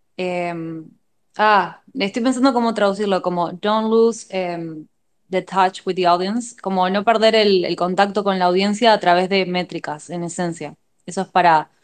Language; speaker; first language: Spanish; native; Spanish